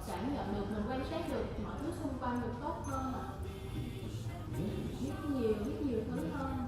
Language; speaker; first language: Vietnamese; non-native, fluent; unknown